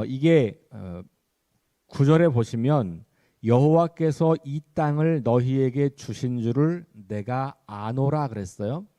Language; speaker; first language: Korean; native; Korean